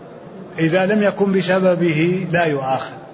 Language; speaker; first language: Arabic; native; Arabic